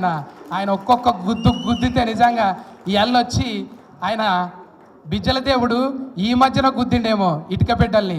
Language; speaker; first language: Telugu; native; Telugu